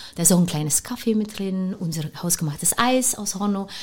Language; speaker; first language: German; non-native, fluent; Dutch